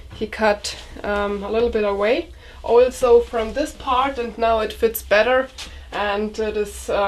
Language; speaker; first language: English; non-native, learner; German